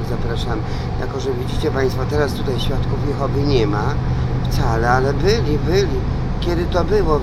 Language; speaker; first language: Polish; native; Polish